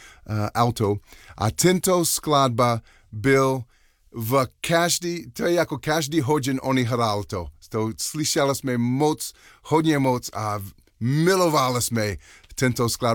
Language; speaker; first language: Czech; non-native, learner; English